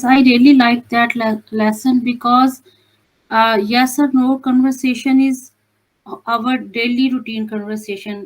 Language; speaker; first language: English; non-native, learner; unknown